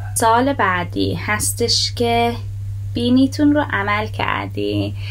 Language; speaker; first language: Persian; early bilingual, heritage; Persian